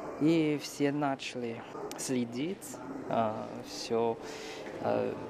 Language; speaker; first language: Russian; non-native, fluent; Chinese